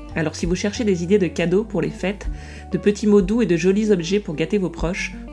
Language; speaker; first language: French; native; French